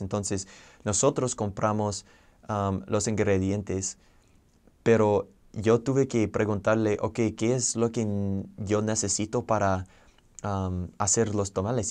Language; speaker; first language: Spanish; non-native, fluent; English